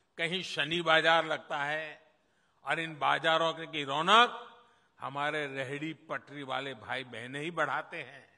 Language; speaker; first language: Hindi; non-native, local second language; Gujarati